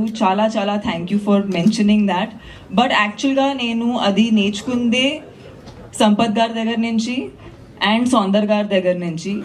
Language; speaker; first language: Telugu; non-native, fluent; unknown